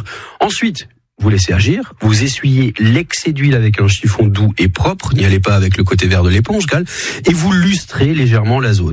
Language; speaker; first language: French; native; French